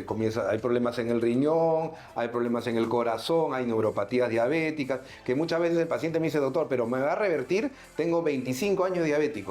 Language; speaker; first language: Spanish; native; Spanish